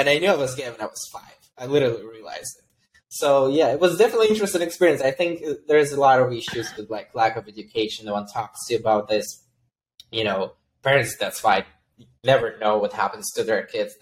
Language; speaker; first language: English; non-native, fluent; Ukrainian